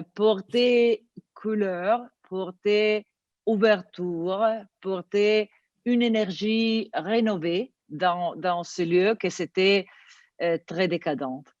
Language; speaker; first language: French; non-native, fluent; Italian